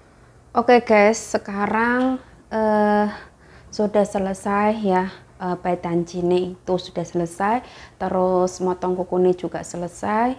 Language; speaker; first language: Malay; non-native, local second language; Javanese